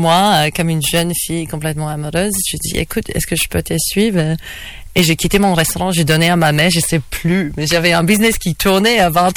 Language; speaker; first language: French; non-native, fluent; English